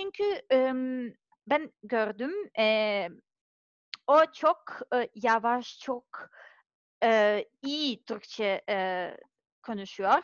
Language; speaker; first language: Turkish; non-native, learner; Serbian